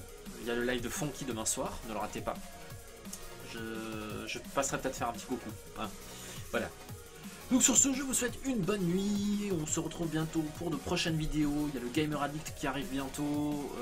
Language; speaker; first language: French; native; French